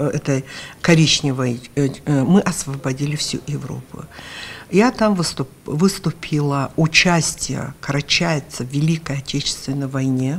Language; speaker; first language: Russian; non-native, local second language; Karachay-Balkar